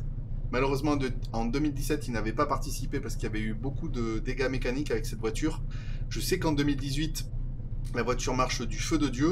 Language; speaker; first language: French; native; French